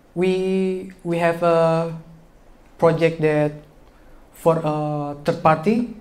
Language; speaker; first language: English; non-native, fluent; Indonesian